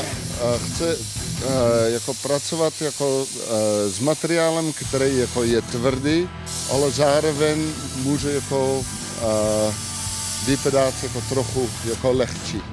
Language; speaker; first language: Czech; non-native, fluent; Dutch